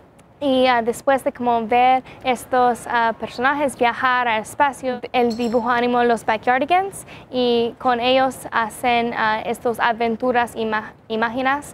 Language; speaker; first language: Spanish; non-native, learner; English